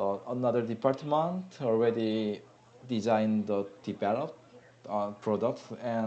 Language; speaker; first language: English; non-native, learner; Korean